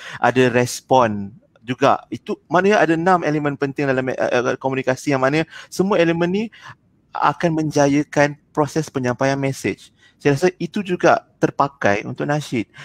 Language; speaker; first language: Malay; native; Malay